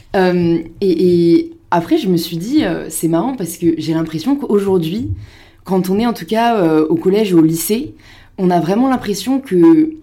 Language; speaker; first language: French; native; French